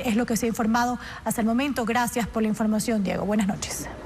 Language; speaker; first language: Spanish; native; Spanish